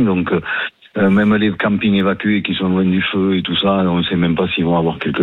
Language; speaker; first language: French; native; French